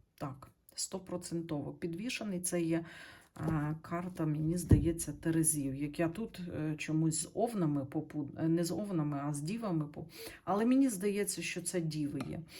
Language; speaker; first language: Ukrainian; non-native, local second language; Russian